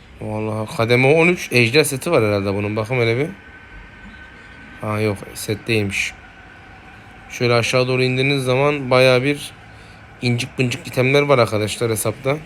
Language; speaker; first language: Turkish; native; Turkish